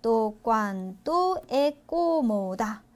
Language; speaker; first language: Italian; non-native, fluent; Korean